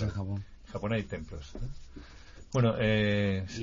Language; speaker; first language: Spanish; native; Spanish